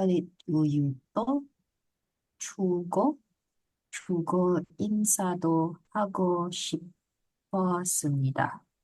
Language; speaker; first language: Korean; non-native, learner; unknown